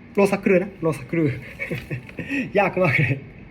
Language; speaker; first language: Thai; non-native, learner; Japanese